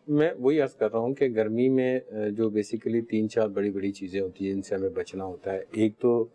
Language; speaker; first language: Urdu; native; Urdu